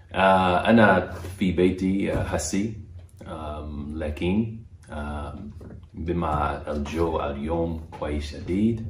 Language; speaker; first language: Arabic; non-native, learner; English